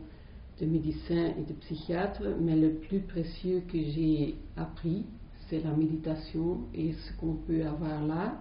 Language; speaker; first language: French; non-native, fluent; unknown